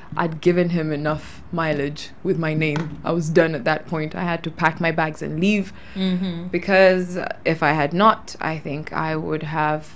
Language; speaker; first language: English; non-native, local second language; Ganda